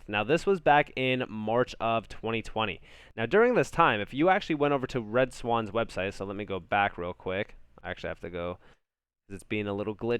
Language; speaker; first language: English; native; English